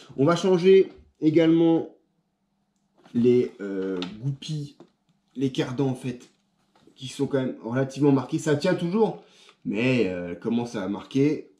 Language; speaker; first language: French; native; French